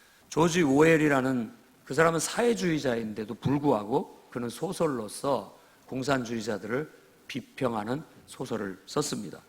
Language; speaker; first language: Korean; native; Korean